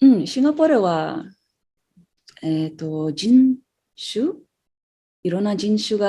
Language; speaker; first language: Japanese; non-native, fluent; English